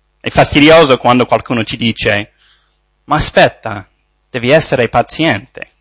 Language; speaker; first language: Italian; non-native, fluent; English